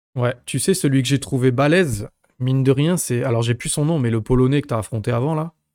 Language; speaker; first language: French; native; French